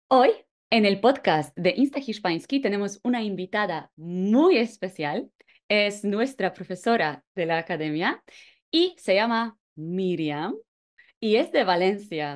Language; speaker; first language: Spanish; non-native, fluent; Polish